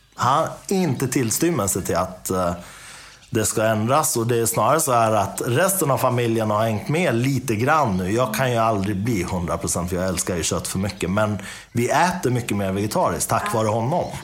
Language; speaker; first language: Swedish; early bilingual, other home language; Persian